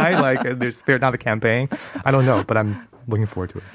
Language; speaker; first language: English; non-native, fluent; Chinese